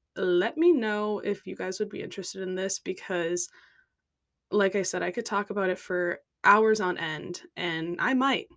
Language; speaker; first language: English; native; English